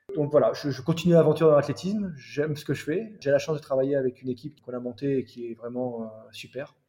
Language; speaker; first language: French; native; French